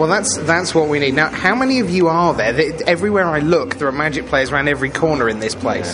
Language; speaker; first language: English; native; English